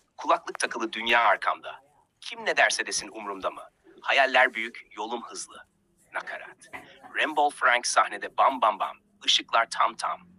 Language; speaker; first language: Turkish; native; Turkish